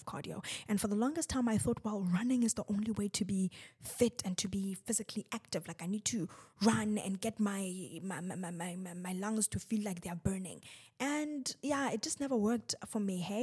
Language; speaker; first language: English; non-native, local second language; Zulu